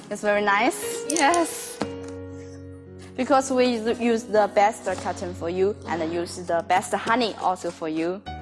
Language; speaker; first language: English; non-native, learner; Chinese